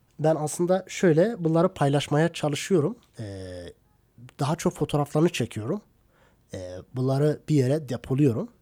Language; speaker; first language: Turkish; non-native, local second language; Kurdish